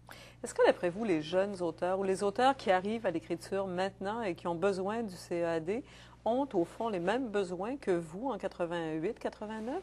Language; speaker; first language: French; native; French